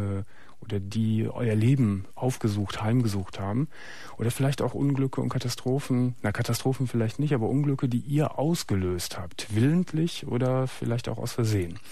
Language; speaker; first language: German; native; German